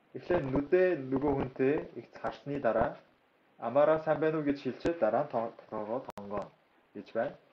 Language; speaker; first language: Mongolian; non-native, fluent; Korean